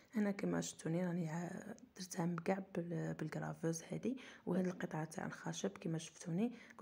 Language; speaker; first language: Arabic; native; Arabic